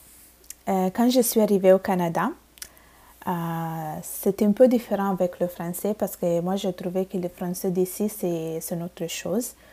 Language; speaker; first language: French; non-native, fluent; Bangla